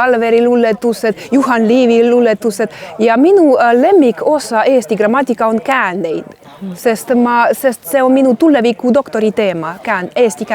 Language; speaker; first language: Estonian; non-native, learner; Croatian